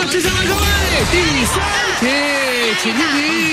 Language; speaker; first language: Chinese; native; Chinese